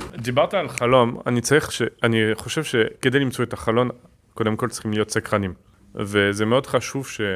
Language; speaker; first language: Hebrew; non-native, fluent; French